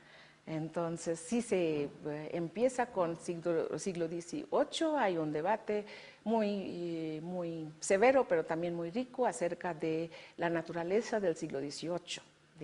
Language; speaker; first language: Spanish; non-native, fluent; Bangla